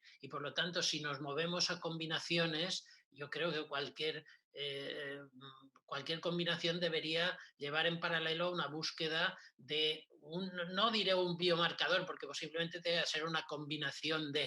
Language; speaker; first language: Spanish; native; Spanish